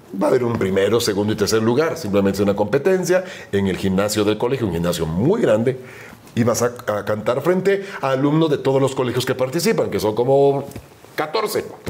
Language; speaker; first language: Spanish; native; Spanish